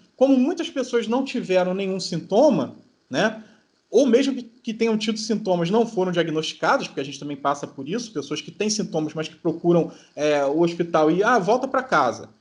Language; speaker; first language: Portuguese; native; Portuguese